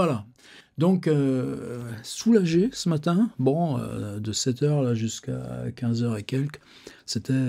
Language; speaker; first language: French; native; French